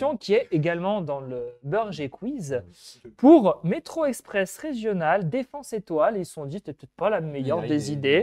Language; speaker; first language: French; native; French